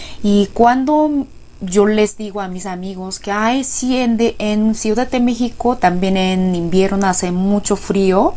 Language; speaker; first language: Spanish; non-native, fluent; Korean